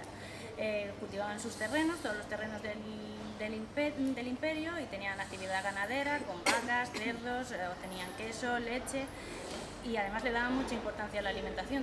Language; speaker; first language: Spanish; native; Spanish